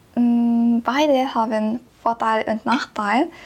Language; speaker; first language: German; non-native, fluent; Japanese